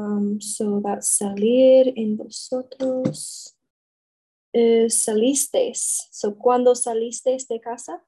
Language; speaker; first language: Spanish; non-native, learner; English